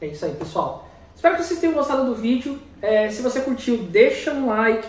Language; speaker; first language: Portuguese; native; Portuguese